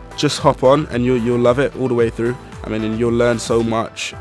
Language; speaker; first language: English; native; English